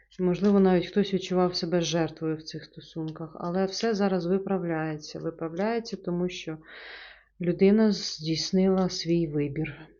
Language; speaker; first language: Ukrainian; non-native, local second language; Russian